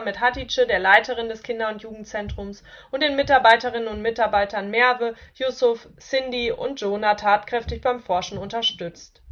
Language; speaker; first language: German; native; German